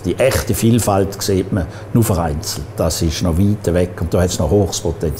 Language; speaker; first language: German; native; German